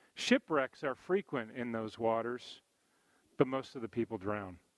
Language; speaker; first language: English; native; English